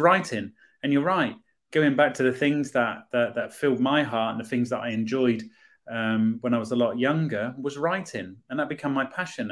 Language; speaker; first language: English; native; English